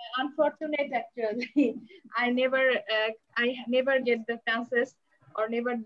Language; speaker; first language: English; non-native, learner; Bangla